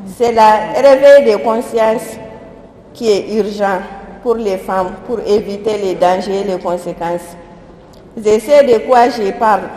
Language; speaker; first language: French; non-native, local second language; Soninke